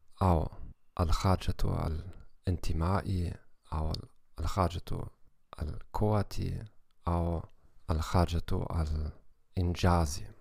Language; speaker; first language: Arabic; non-native, learner; German